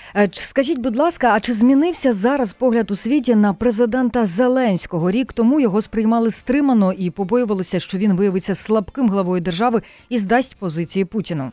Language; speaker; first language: Ukrainian; native; Ukrainian